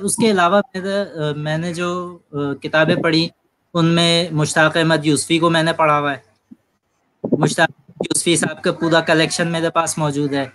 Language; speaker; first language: Urdu; native; Urdu